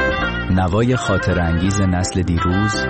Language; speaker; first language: Persian; native; Persian